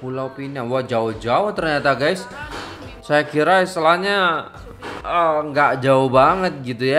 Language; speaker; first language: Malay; non-native, local second language; Javanese